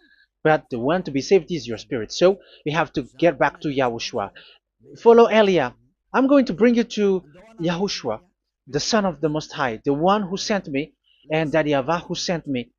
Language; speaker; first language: English; non-native, fluent; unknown